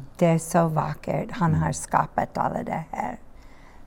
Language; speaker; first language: Swedish; non-native, learner; English